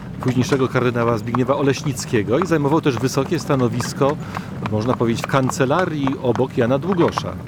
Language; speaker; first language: Polish; native; Polish